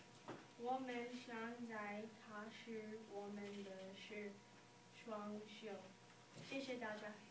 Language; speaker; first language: Chinese; non-native, learner; English